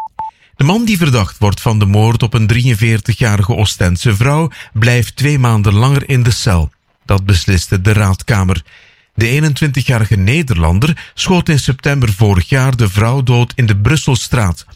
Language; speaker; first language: Dutch; native; Dutch